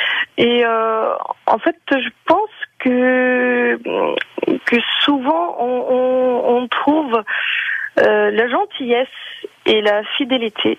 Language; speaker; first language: French; non-native, fluent; Ukrainian